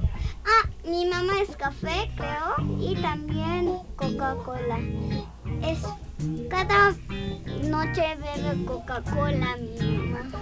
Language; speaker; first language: Spanish; early bilingual, other home language; French